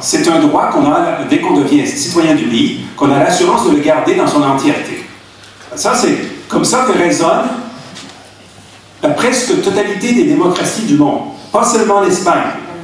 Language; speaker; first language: French; native; French